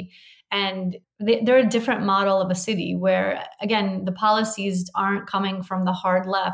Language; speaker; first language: English; native; English